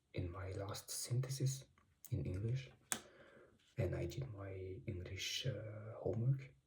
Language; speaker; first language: English; non-native, fluent; French